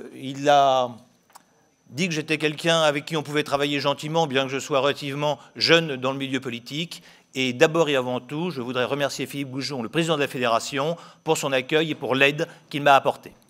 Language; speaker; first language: French; native; French